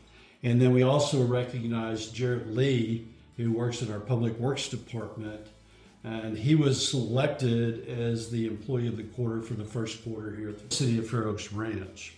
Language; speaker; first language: English; native; English